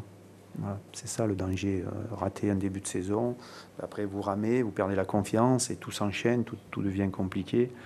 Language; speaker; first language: French; native; French